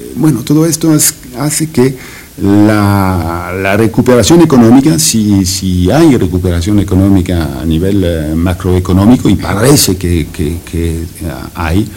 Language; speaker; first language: Spanish; non-native, fluent; French